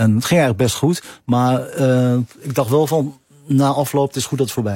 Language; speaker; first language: Dutch; native; Dutch